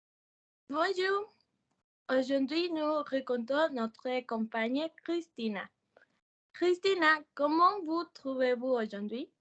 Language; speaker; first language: French; non-native, learner; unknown